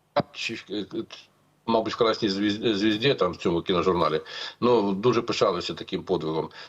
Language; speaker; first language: Ukrainian; non-native, local second language; Russian